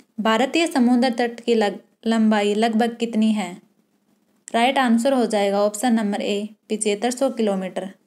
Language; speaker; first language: Hindi; native; Hindi